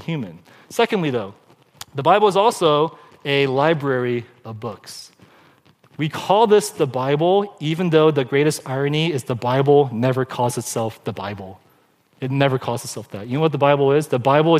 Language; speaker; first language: English; native; English